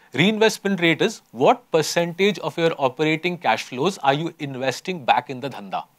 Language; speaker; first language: English; non-native, local second language; Hindi